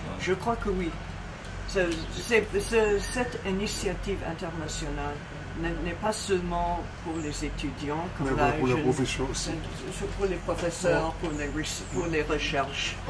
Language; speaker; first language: French; non-native, fluent; English